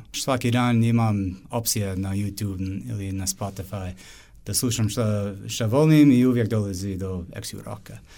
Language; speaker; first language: Bosnian; non-native, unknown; English